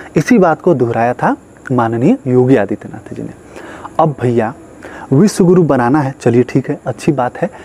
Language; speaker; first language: Hindi; native; Hindi